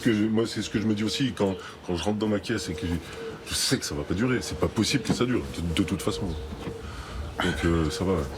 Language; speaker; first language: French; native; French